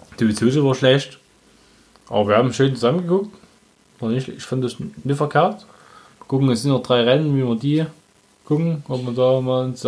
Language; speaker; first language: German; native; German